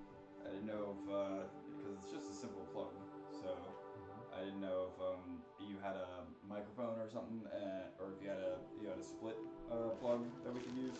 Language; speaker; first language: English; native; English